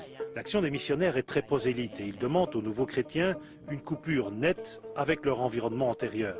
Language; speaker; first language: French; native; French